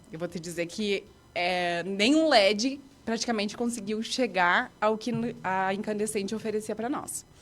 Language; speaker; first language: Portuguese; native; Portuguese